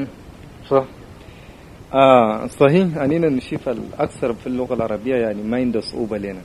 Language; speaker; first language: Arabic; native; Arabic